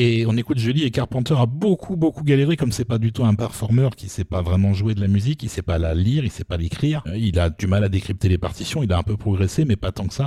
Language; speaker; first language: French; native; French